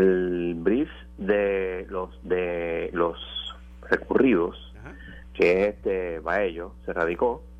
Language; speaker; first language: Spanish; native; Spanish